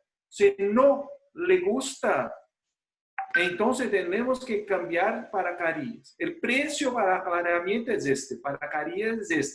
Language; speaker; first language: Spanish; non-native, fluent; Portuguese